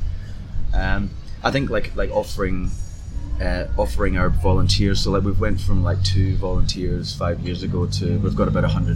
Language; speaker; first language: English; native; English